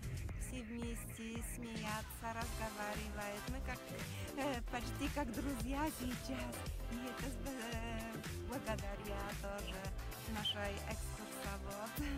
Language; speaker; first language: Russian; non-native, fluent; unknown